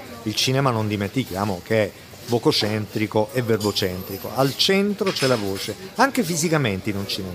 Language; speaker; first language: Italian; native; Italian